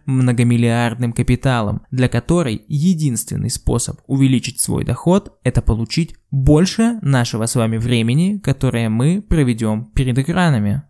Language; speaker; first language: Russian; native; Russian